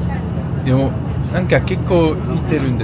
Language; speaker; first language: Japanese; non-native, fluent; French